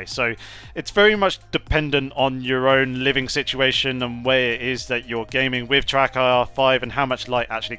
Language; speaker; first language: English; native; English